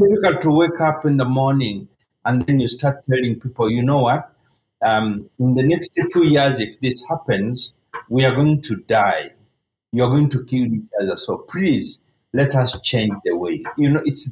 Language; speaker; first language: English; non-native, local second language; Ganda